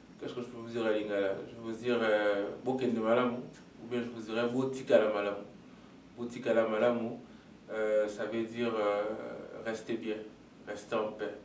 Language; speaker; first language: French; non-native, local second language; Lingala